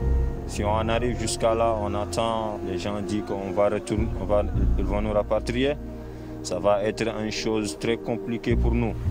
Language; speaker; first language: French; non-native, fluent; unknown